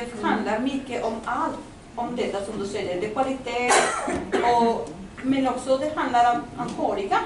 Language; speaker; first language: Swedish; non-native, learner; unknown